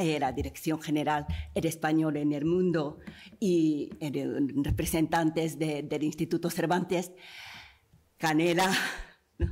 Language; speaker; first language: Spanish; non-native, fluent; Japanese